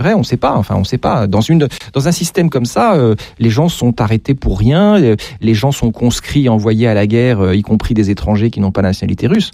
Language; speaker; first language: French; native; French